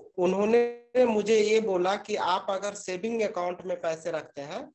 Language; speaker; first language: Hindi; native; Hindi